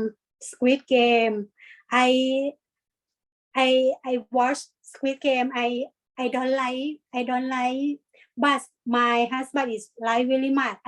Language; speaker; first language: English; non-native, learner; Thai